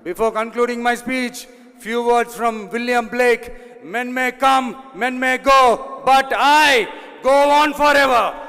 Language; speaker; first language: English; non-native, local second language; Tamil